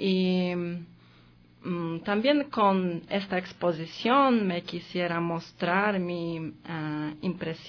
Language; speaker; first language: Spanish; non-native, learner; Polish